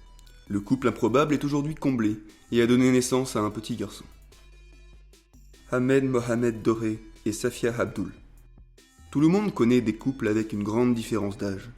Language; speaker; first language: French; native; French